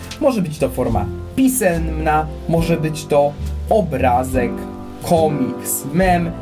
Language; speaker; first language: Polish; native; Polish